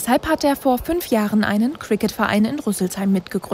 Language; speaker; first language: German; native; German